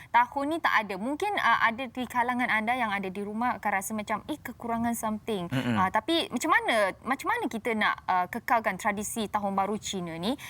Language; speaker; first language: Malay; non-native, local second language; Chinese